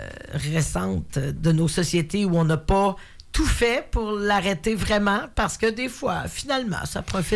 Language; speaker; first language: French; native; French